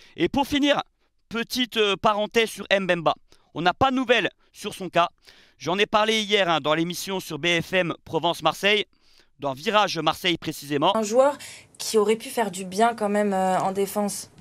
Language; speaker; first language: French; native; French